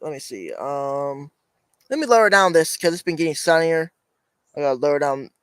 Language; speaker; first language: English; native; English